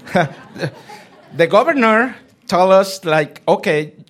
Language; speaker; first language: English; non-native, fluent; Spanish